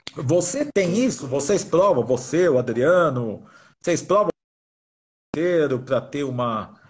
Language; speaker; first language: Portuguese; native; Portuguese